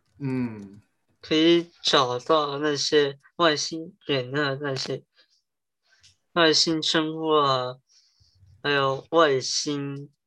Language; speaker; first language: Chinese; early bilingual, heritage; Chinese